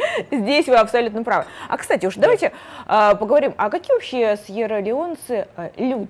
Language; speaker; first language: Russian; native; Russian